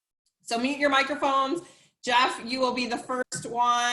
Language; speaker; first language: English; native; English